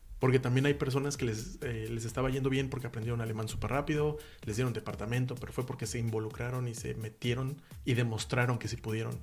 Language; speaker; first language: Spanish; native; Spanish